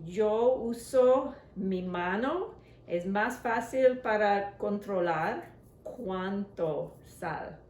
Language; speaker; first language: Spanish; non-native, learner; English